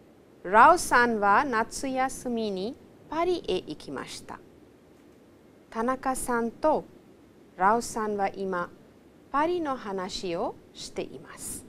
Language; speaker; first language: Japanese; non-native, fluent; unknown